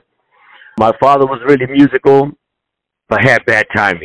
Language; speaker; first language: English; native; English